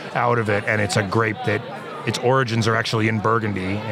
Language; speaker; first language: English; native; English